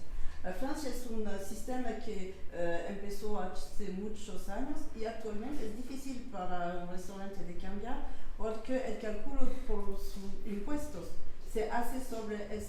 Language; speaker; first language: Spanish; non-native, learner; French